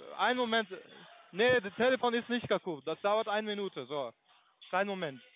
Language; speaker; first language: German; non-native, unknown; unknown